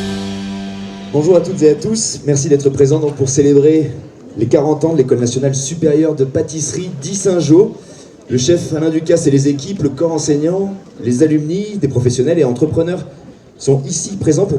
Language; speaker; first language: French; native; French